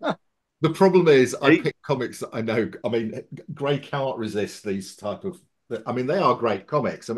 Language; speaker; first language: English; native; English